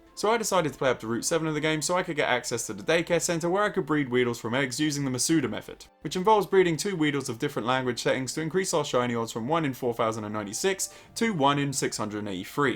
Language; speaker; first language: English; native; English